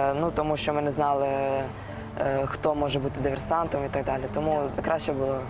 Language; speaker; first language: Ukrainian; native; Ukrainian